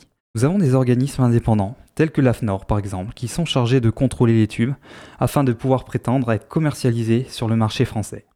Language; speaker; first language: French; native; French